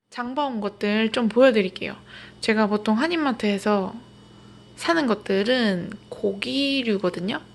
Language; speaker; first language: Korean; native; Korean